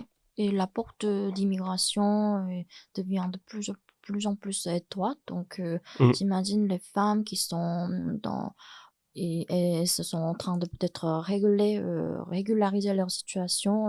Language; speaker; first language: French; non-native, fluent; Chinese